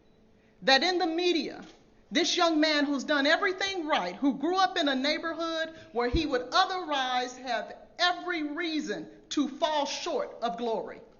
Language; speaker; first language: English; native; English